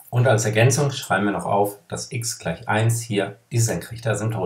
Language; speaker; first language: German; native; German